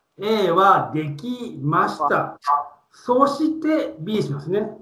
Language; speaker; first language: Japanese; non-native, fluent; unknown